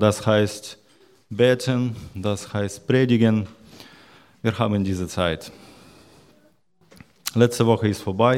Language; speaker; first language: German; non-native, learner; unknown